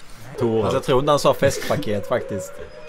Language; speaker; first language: Swedish; native; Swedish